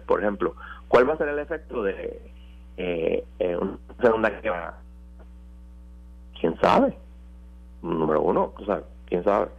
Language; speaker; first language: Spanish; native; Spanish